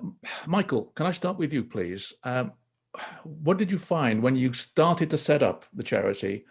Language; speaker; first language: English; native; English